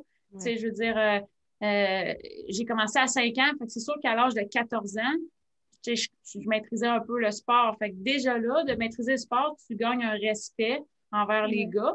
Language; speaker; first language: French; native; French